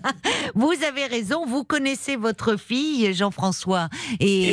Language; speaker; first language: French; native; French